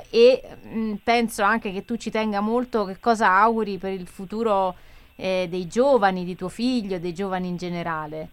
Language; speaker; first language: Italian; native; Italian